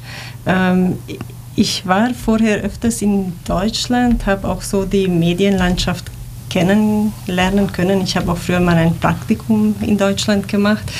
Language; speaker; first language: German; non-native, fluent; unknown